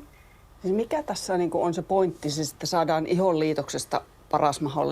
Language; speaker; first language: Finnish; native; Finnish